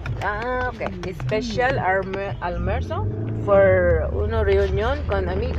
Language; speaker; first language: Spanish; non-native, learner; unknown